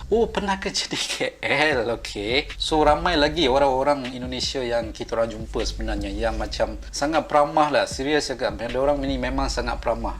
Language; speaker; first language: Malay; native; Malay